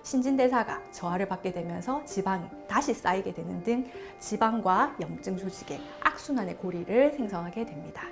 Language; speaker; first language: Korean; native; Korean